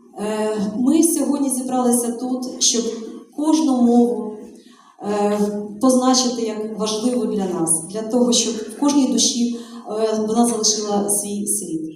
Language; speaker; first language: Ukrainian; native; Ukrainian